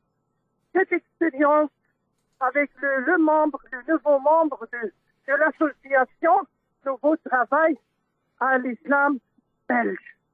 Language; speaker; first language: French; non-native, local second language; Dutch